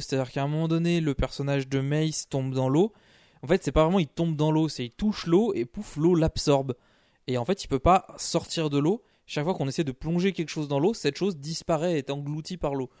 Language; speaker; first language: French; native; French